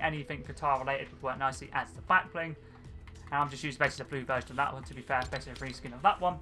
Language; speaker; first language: English; native; English